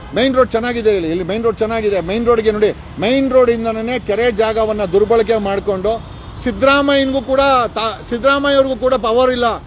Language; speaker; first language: Kannada; native; Kannada